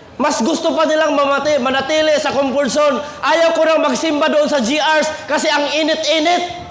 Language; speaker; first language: Filipino; non-native, local second language; Cebuano